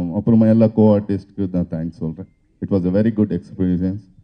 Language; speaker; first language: Tamil; non-native, learner; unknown